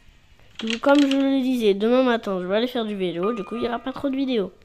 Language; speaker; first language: French; native; French